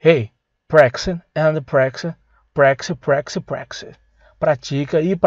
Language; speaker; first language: English; non-native, fluent; Portuguese